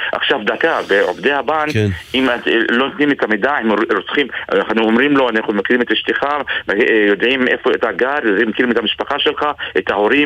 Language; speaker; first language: Hebrew; non-native, local second language; Arabic